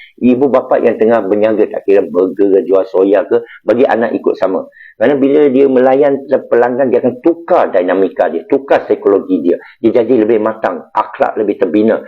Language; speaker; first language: Malay; non-native, local second language; Chinese